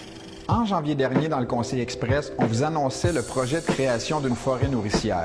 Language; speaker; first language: French; native; French